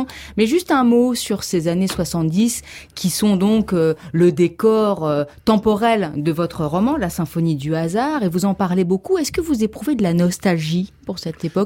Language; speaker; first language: French; native; French